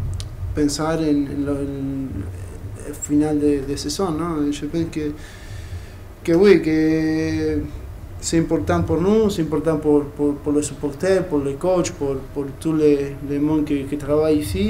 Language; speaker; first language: French; non-native, learner; Spanish